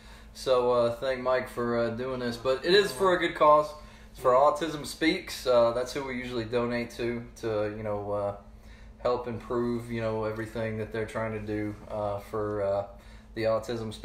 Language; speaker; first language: English; native; English